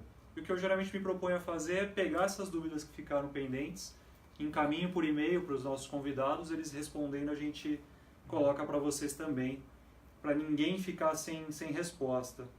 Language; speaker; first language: Portuguese; native; Portuguese